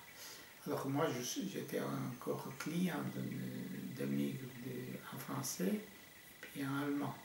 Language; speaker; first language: French; non-native, fluent; Portuguese